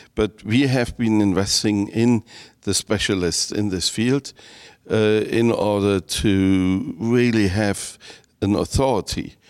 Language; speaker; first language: English; non-native, fluent; German